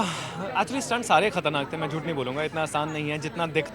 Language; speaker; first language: Hindi; native; Hindi